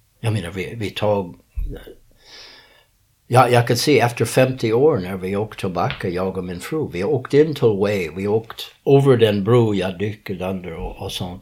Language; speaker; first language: Swedish; early bilingual, heritage; English